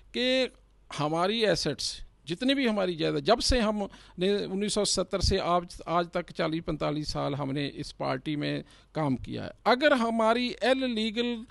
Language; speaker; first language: Hindi; non-native, local second language; Punjabi